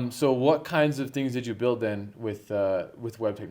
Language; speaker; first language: English; native; English